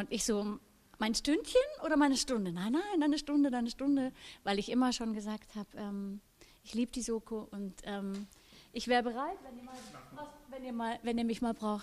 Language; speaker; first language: German; native; German